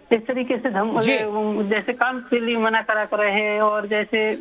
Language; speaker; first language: Hindi; native; Hindi